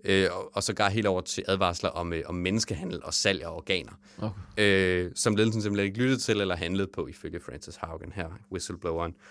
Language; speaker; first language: Danish; native; Danish